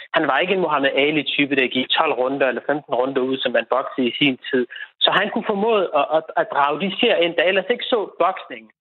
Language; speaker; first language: Danish; native; Danish